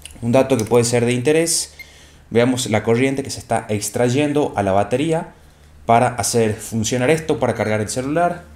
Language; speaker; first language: Spanish; native; Spanish